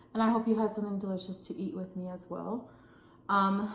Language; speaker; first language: English; native; English